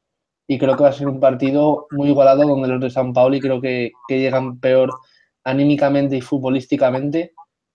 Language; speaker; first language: Spanish; native; Spanish